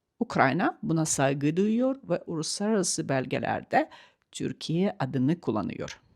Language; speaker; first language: Turkish; non-native, fluent; Ukrainian